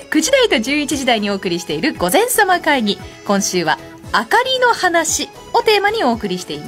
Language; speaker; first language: Japanese; native; Japanese